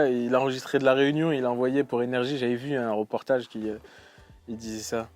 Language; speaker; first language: French; native; French